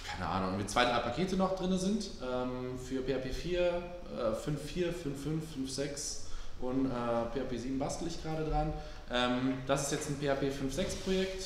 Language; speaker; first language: German; native; German